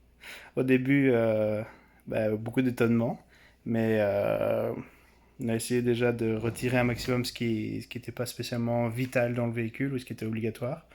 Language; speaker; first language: French; native; French